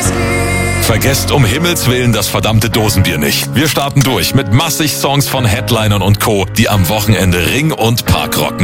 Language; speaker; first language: German; native; German